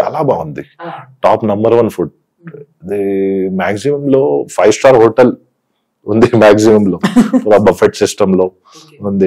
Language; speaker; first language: Telugu; non-native, local second language; Hindi